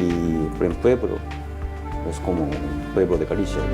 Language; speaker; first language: Spanish; non-native, learner; Japanese